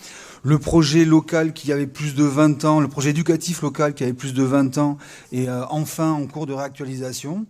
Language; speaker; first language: French; native; French